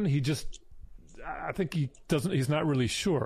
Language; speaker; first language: English; native; English